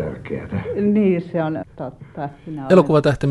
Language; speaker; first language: Finnish; non-native, local second language; Swedish